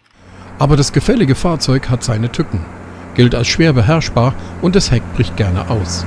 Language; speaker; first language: German; native; German